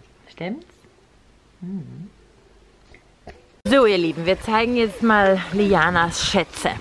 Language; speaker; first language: German; native; German